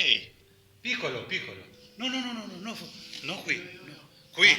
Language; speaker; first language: Italian; non-native, learner; Albanian